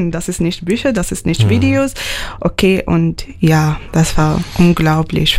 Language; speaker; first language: German; non-native, learner; Arabic